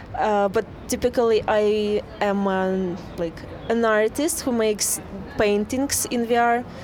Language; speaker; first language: English; non-native, fluent; Russian